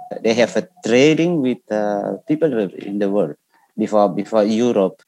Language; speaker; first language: English; non-native, learner; Indonesian